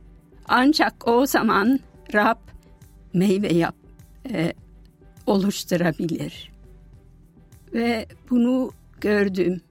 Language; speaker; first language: Turkish; non-native, fluent; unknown